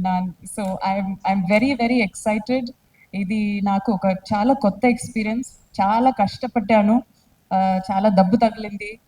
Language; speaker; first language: Telugu; non-native, fluent; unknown